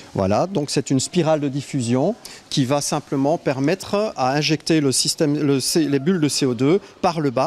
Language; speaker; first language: French; native; French